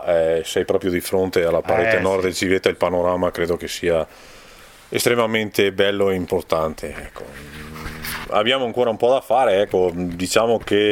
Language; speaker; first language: Italian; native; Italian